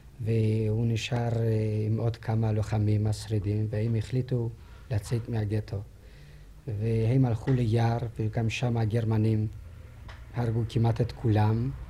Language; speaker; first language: Hebrew; non-native, fluent; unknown